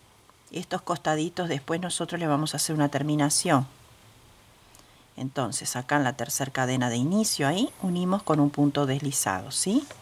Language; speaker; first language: Spanish; native; Spanish